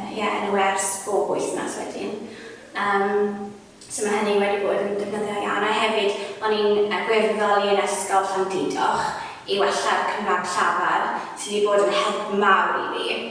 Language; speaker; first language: Welsh; non-native, fluent; English